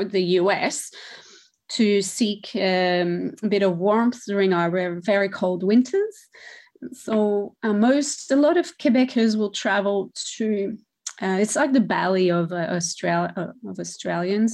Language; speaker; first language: English; non-native, fluent; French